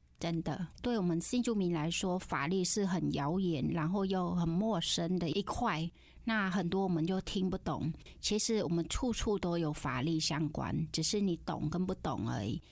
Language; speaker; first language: Chinese; non-native, fluent; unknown